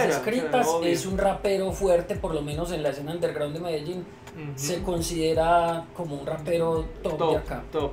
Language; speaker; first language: Spanish; native; Spanish